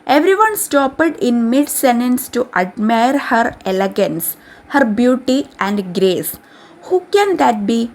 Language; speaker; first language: English; non-native, local second language; Malayalam